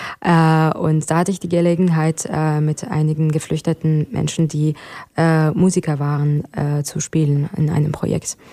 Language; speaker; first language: German; non-native, fluent; Persian